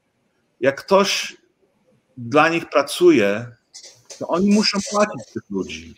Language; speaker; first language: Polish; early bilingual, heritage; English